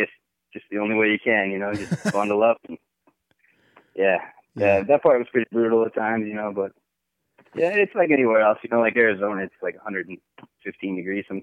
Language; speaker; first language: English; native; English